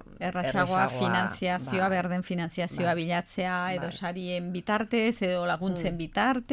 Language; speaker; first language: Basque; native; Basque